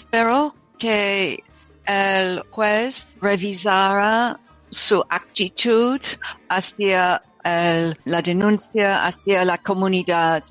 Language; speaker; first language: Spanish; non-native, learner; English